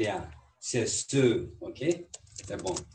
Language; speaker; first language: French; non-native, learner; Tibetan